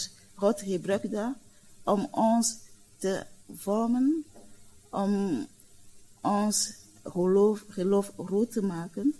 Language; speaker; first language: Dutch; non-native, learner; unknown